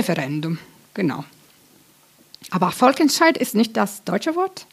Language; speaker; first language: German; non-native, fluent; Italian